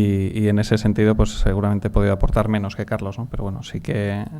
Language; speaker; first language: Spanish; native; Spanish